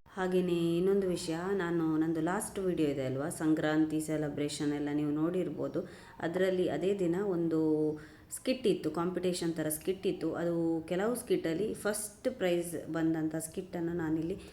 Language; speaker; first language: Kannada; non-native, local second language; Tulu